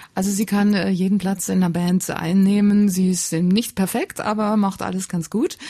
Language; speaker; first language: German; native; German